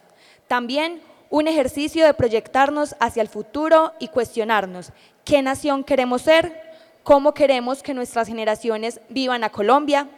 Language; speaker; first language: Spanish; native; Spanish